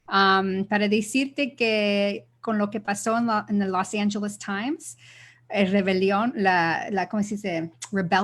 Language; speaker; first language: Spanish; early bilingual, other home language; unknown